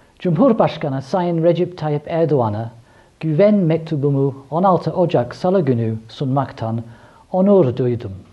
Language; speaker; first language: Turkish; non-native, fluent; English